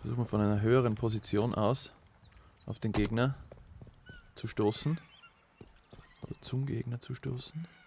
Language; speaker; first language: German; native; German